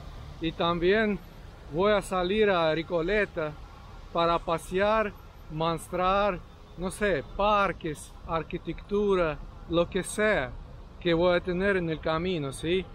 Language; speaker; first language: Spanish; non-native, fluent; Russian